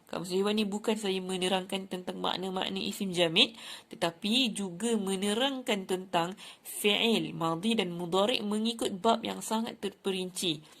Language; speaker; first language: Malay; native; Malay